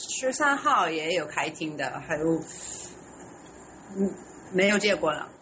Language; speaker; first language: Chinese; non-native, learner; English